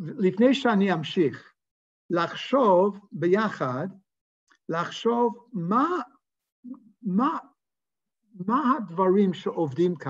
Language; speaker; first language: Hebrew; non-native, fluent; English